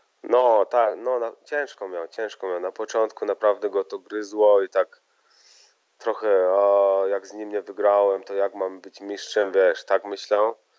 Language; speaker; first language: Polish; early bilingual, heritage; Polish